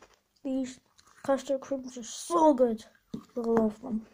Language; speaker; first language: English; native; English